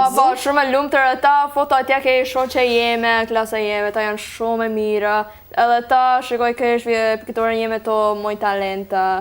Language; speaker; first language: Albanian; early bilingual, heritage; Albanian